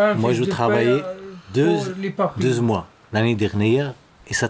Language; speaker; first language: French; non-native, learner; Arabic